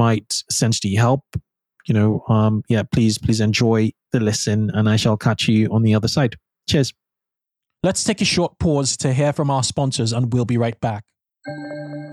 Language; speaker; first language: English; non-native, local second language; Yoruba